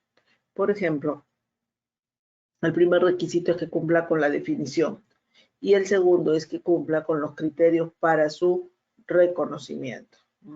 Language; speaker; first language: Spanish; native; Spanish